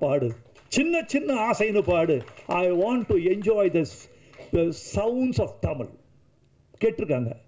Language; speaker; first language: Tamil; native; Tamil